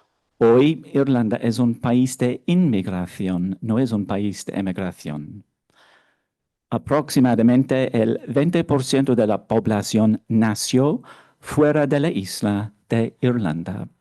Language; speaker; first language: Spanish; non-native, fluent; English